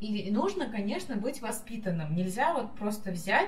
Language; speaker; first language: Russian; native; Russian